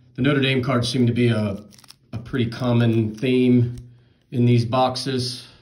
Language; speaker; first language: English; native; English